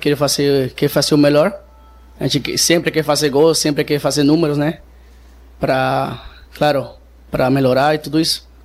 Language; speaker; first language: Portuguese; non-native, fluent; Spanish